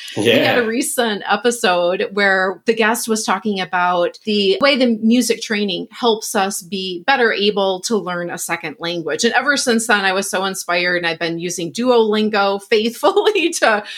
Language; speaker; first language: English; native; English